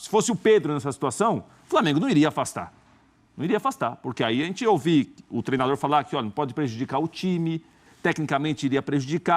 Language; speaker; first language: Portuguese; native; Portuguese